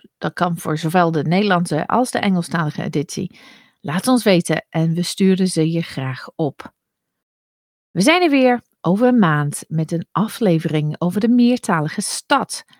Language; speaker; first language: Dutch; non-native, fluent; English